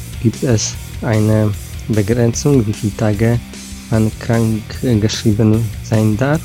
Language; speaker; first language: German; non-native, learner; Polish